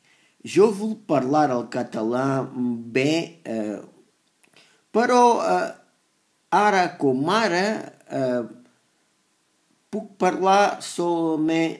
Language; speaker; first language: Catalan; non-native, learner; Spanish